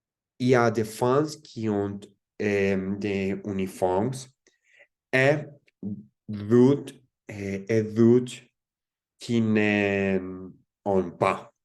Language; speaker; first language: French; non-native, learner; Spanish